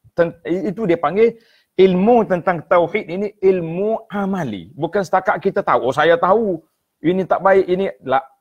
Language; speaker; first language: Malay; native; Malay